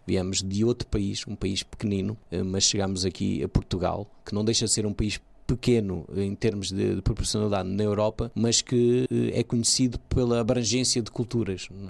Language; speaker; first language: Portuguese; early bilingual, other home language; Kabuverdianu